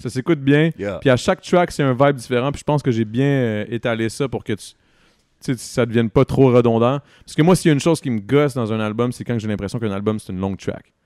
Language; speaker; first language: French; native; French